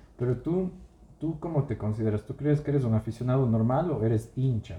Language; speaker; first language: Spanish; native; Spanish